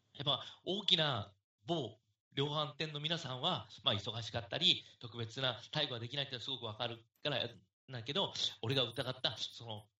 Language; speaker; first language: Japanese; native; Japanese